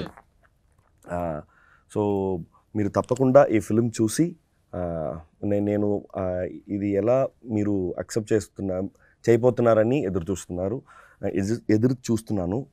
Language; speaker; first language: Telugu; non-native, local second language; Tamil